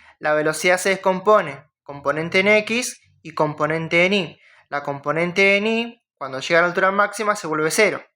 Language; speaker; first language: Spanish; native; Spanish